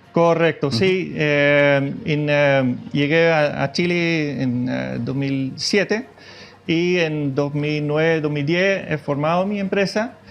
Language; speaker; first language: Spanish; non-native, fluent; Dutch